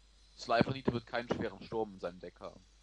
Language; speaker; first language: German; native; German